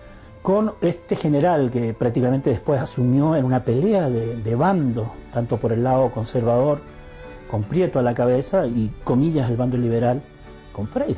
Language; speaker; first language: Spanish; native; Spanish